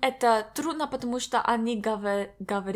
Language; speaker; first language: Russian; non-native, learner; English